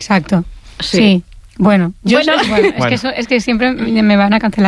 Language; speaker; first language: Spanish; native; Spanish